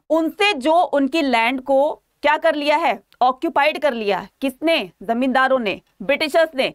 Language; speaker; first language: Hindi; native; Hindi